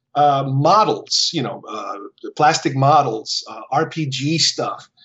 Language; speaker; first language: English; early bilingual, other home language; Spanish